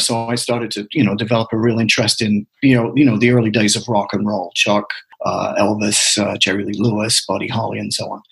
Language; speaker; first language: English; native; English